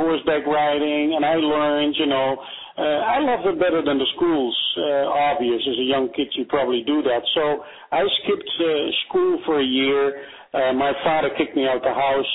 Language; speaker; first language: English; non-native, fluent; Dutch